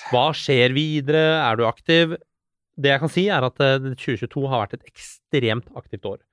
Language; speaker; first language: Norwegian; early bilingual, other home language; Persian